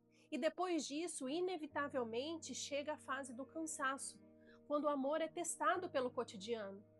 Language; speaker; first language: Portuguese; native; Portuguese